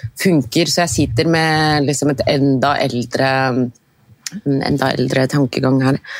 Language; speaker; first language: Norwegian; early bilingual, other home language; Arabic